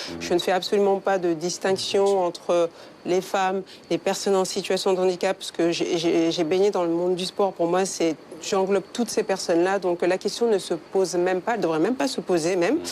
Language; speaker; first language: French; early bilingual, other home language; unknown